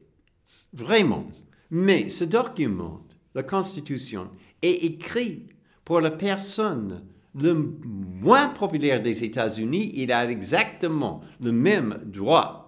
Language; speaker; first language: French; non-native, fluent; English